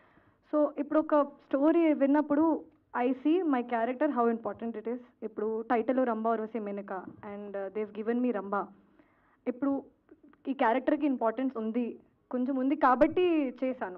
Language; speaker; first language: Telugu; non-native, local second language; Hindi